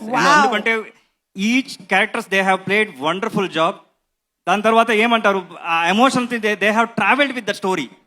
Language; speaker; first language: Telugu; non-native, learner; Kannada